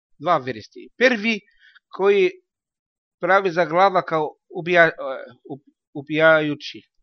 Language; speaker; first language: Bosnian; non-native, learner; Arabic